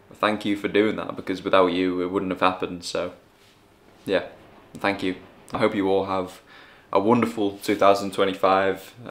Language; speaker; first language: English; native; English